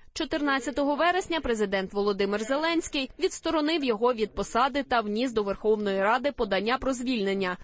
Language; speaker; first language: Ukrainian; native; Ukrainian